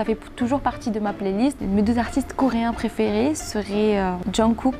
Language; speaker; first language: French; non-native, local second language; Arabic